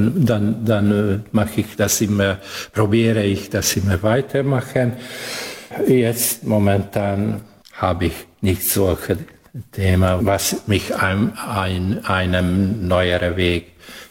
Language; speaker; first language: German; non-native, local second language; Hungarian